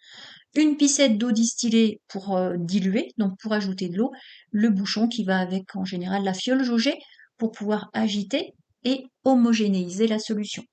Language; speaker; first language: French; native; French